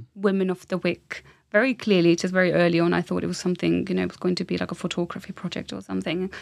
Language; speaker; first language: English; non-native, fluent; Finnish